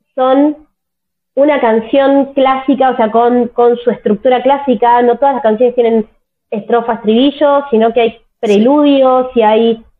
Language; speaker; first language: Spanish; native; Spanish